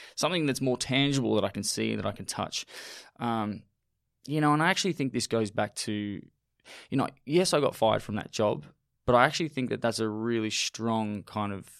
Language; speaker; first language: English; native; English